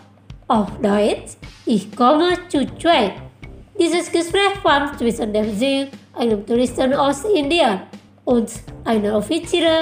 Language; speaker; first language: German; non-native, fluent; Indonesian